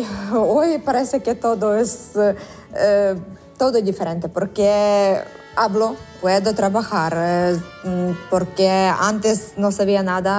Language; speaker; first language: Spanish; non-native, learner; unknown